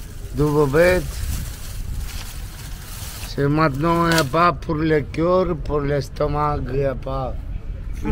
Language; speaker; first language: French; non-native, learner; Romanian